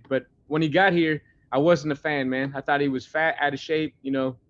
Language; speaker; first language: English; native; English